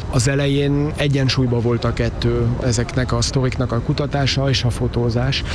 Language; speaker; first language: Hungarian; early bilingual, heritage; Hungarian